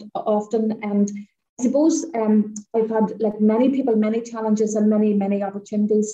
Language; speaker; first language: English; native; English